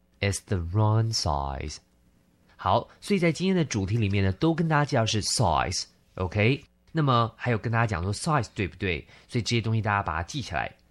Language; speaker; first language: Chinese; native; Chinese